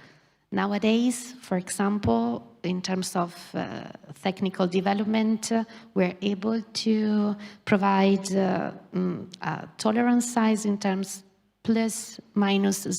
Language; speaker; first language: English; non-native, fluent; Italian